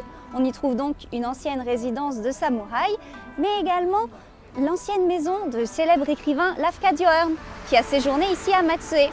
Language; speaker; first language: French; native; French